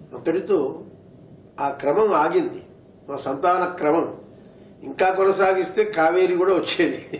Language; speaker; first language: Telugu; native; Telugu